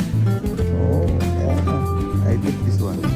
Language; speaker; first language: English; non-native, learner; Bikol